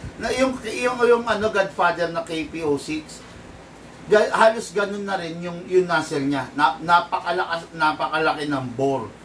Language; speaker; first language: Filipino; native; Filipino